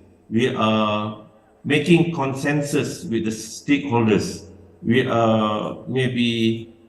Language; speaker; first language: English; non-native, fluent; Indonesian